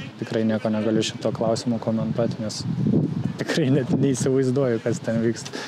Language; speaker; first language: Lithuanian; native; Lithuanian